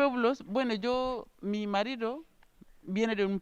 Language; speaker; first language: Spanish; non-native, learner; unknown